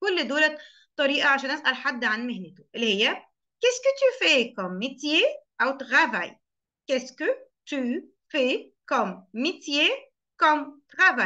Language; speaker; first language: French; non-native, fluent; Arabic